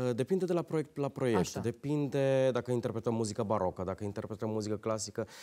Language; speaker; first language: Romanian; native; Romanian